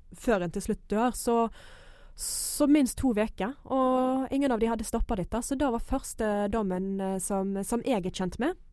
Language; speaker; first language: Norwegian; non-native, fluent; English